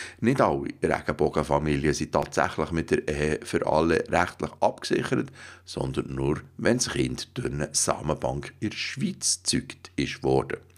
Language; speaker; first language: German; native; German